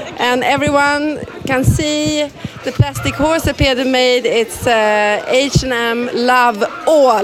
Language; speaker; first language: English; non-native, fluent; Swedish